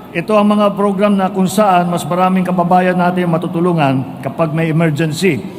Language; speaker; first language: Filipino; native; Filipino